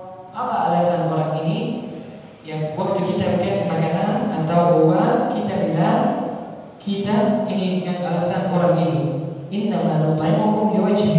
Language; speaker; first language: Indonesian; non-native, learner; Arabic